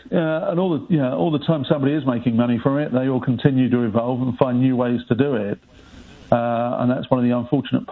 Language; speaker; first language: English; native; English